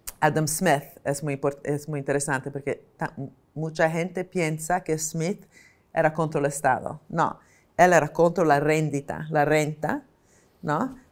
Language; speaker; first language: Spanish; non-native, fluent; Italian